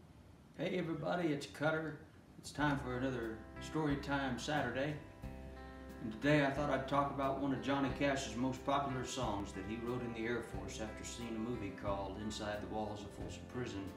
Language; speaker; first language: English; native; English